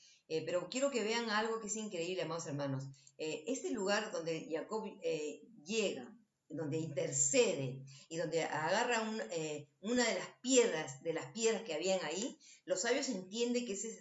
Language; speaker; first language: Spanish; native; Spanish